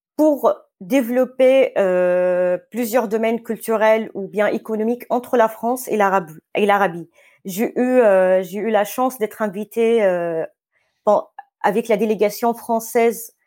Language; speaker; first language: French; non-native, fluent; Arabic